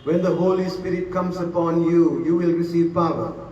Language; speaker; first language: English; non-native, local second language; Sinhala